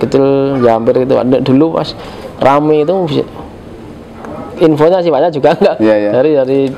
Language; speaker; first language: Indonesian; native; Indonesian